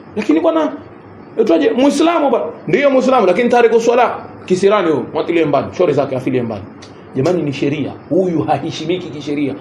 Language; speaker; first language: Swahili; native; Swahili